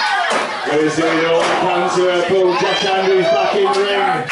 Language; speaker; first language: English; native; English